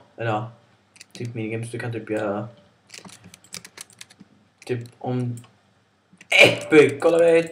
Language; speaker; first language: Swedish; native; Swedish